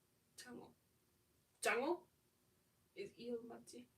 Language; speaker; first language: Korean; non-native, learner; English